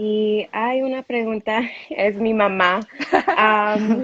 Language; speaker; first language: Spanish; non-native, learner; English